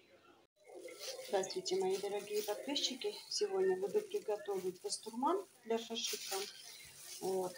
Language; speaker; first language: Russian; non-native, learner; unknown